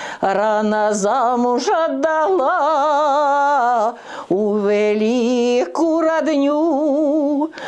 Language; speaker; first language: Ukrainian; native; Ukrainian